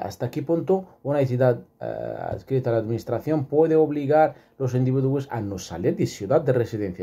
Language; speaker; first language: Spanish; non-native, fluent; Arabic